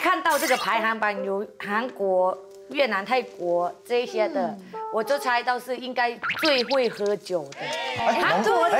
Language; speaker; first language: Chinese; non-native, fluent; Thai